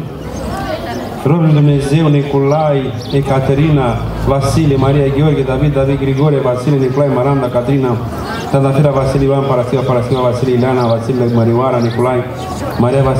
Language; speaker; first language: Romanian; native; Romanian